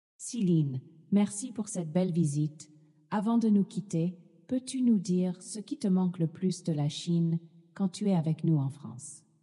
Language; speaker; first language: French; native; French